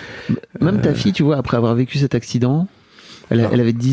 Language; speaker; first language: French; native; French